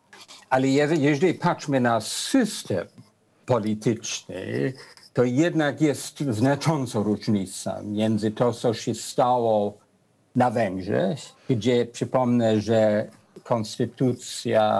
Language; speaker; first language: Polish; non-native, fluent; English